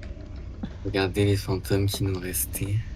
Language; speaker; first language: French; native; French